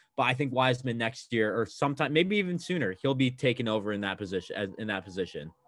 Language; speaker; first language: English; native; English